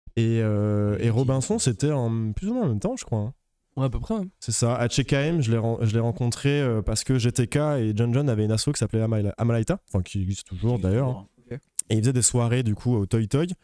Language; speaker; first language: French; native; French